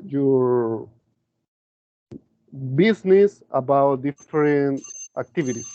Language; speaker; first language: English; non-native, learner; Spanish